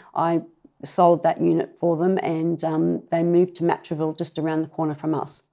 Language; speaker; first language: English; native; English